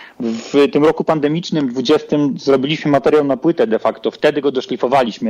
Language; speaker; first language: Polish; native; Polish